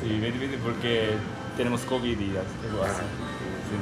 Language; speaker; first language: Spanish; non-native, learner; Korean